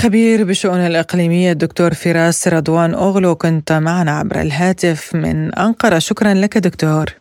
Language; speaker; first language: Arabic; native; Arabic